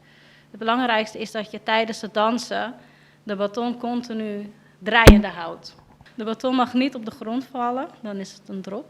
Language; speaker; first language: Dutch; native; Dutch